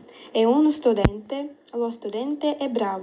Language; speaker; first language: Italian; non-native, learner; Ukrainian